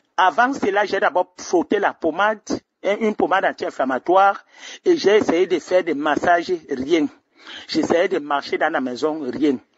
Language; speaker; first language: French; non-native, local second language; Rundi